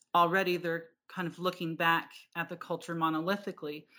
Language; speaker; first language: English; native; English